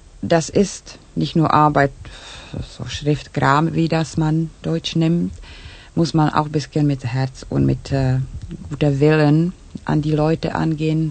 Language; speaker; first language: German; non-native, fluent; Czech